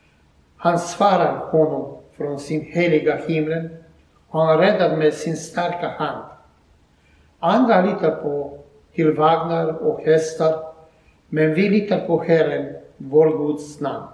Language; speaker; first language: Swedish; non-native, learner; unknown